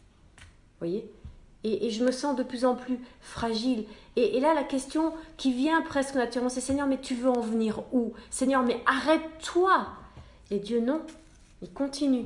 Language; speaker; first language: French; native; French